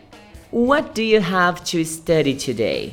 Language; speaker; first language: English; non-native, fluent; Portuguese